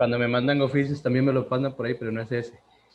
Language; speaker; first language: Spanish; native; Spanish